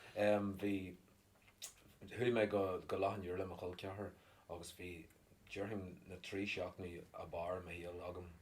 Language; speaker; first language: Irish; non-native, local second language; English